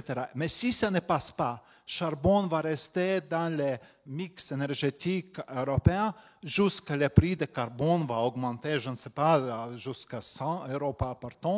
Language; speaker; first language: French; non-native, fluent; Latvian